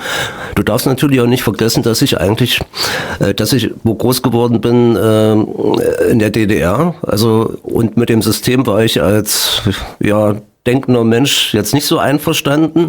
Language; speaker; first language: German; native; German